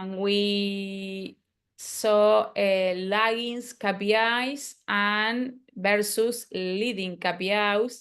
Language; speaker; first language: English; non-native, learner; Spanish